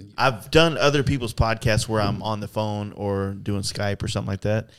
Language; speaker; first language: English; native; English